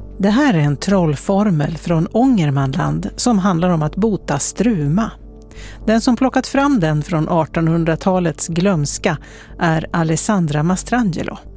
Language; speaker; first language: Swedish; native; Swedish